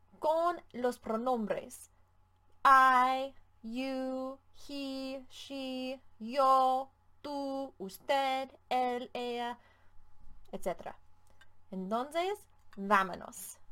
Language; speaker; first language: Spanish; non-native, fluent; English